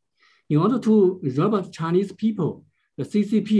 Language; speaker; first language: English; non-native, learner; Chinese